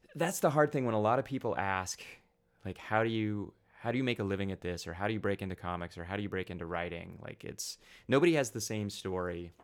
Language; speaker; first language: English; native; English